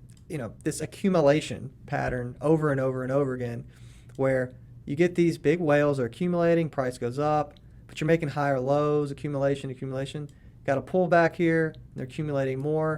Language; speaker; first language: English; native; English